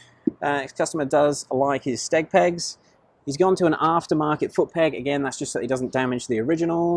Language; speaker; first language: English; native; English